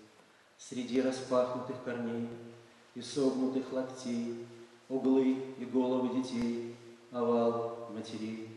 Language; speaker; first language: Russian; native; Russian